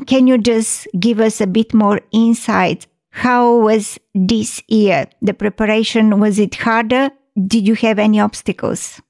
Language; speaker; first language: English; non-native, fluent; Bulgarian